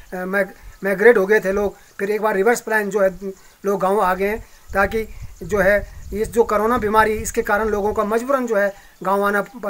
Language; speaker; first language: Hindi; native; Hindi